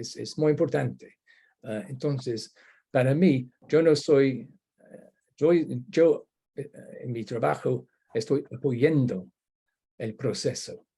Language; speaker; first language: Spanish; non-native, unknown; English